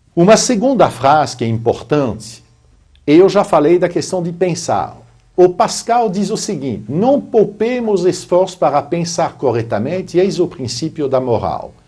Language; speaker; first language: Portuguese; non-native, fluent; French